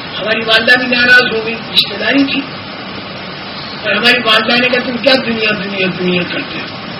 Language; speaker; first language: Urdu; native; Urdu